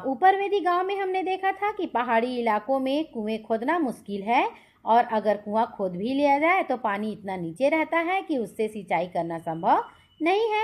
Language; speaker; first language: Hindi; native; Hindi